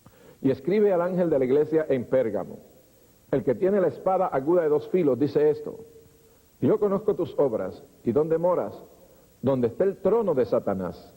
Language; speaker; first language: Spanish; native; Spanish